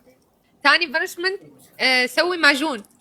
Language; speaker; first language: Arabic; native; Arabic